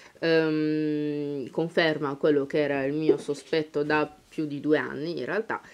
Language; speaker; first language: Italian; native; Italian